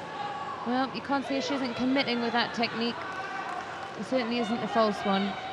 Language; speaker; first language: English; native; English